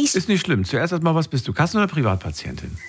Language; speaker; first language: German; native; German